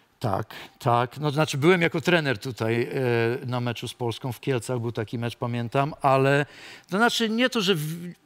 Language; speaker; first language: Polish; native; Polish